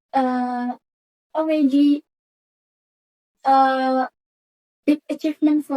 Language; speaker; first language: English; non-native, learner; Indonesian